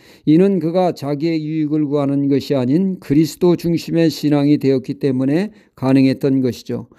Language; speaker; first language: Korean; native; Korean